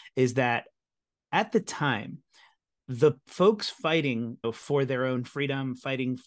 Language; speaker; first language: English; native; English